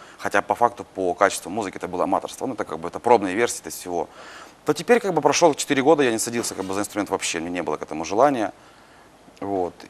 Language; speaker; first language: Russian; native; Russian